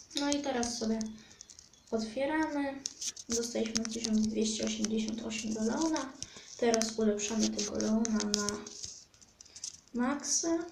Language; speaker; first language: Polish; native; Polish